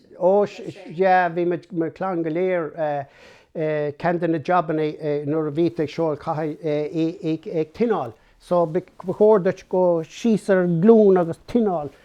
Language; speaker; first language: Irish; non-native, local second language; English